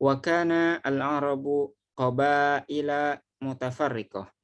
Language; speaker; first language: Arabic; non-native, fluent; Indonesian